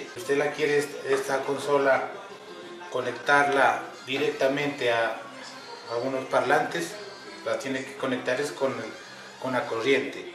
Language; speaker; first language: Spanish; native; Spanish